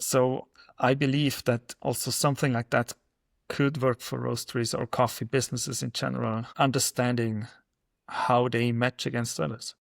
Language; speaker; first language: English; non-native, fluent; German